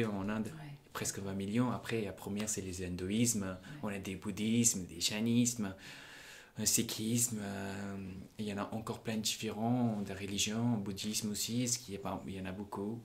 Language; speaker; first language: French; non-native, fluent; Punjabi